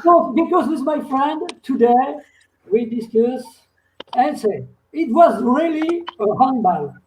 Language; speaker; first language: English; non-native, learner; French